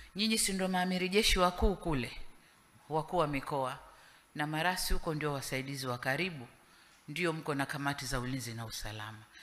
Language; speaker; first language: Swahili; native; Swahili